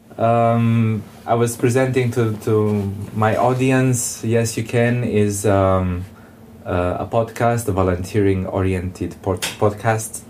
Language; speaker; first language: English; non-native, fluent; Romanian